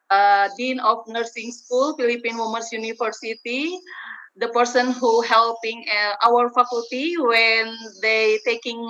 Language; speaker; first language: English; non-native, learner; Indonesian